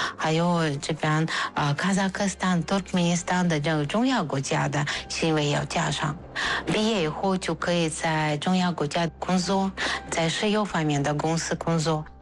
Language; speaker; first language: Chinese; non-native, fluent; Russian